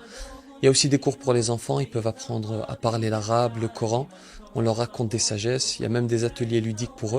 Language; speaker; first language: French; native; French